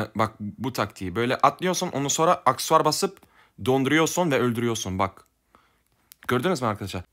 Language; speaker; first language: Turkish; early bilingual, heritage; Turkish